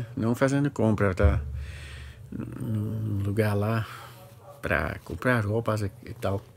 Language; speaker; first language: Portuguese; non-native, learner; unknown